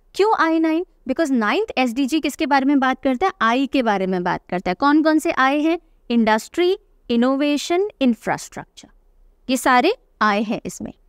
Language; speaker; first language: Hindi; native; Hindi